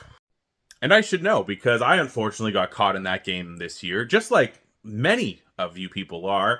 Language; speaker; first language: English; native; English